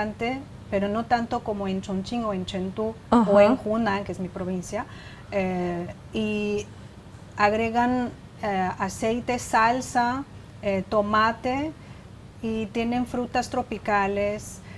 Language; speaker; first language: Spanish; non-native, fluent; Chinese